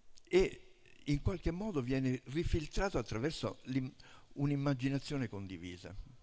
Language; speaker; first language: Italian; native; Italian